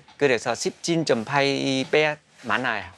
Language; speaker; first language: Korean; non-native, learner; Vietnamese